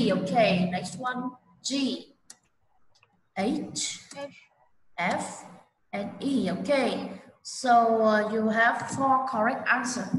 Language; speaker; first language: English; non-native, fluent; Vietnamese